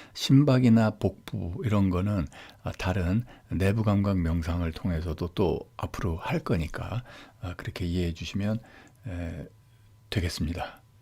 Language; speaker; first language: Korean; native; Korean